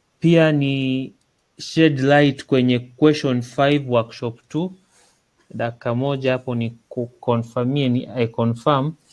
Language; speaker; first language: Swahili; non-native, local second language; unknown